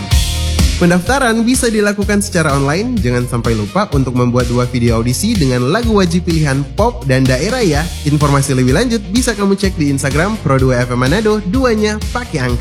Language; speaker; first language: Indonesian; native; Indonesian